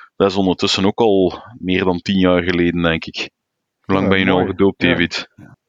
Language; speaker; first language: Dutch; native; Dutch